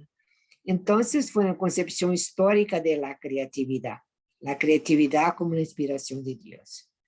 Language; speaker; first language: Spanish; non-native, fluent; Portuguese